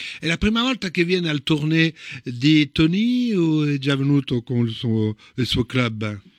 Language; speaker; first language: Italian; early bilingual, heritage; Italian